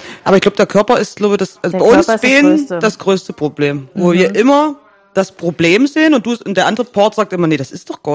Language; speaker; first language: German; native; German